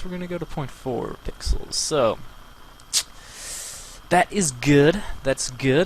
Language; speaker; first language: English; native; English